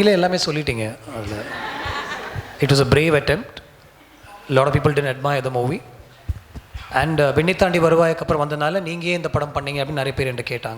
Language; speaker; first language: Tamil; non-native, local second language; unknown